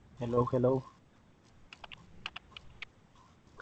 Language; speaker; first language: English; non-native, learner; Spanish